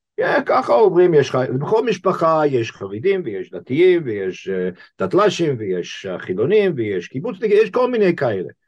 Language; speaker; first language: Hebrew; non-native, fluent; English